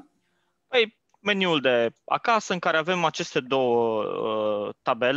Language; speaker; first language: Romanian; native; Romanian